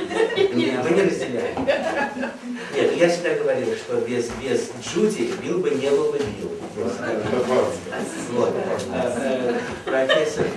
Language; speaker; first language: Russian; native; Russian